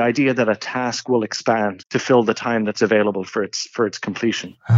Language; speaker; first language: English; native; English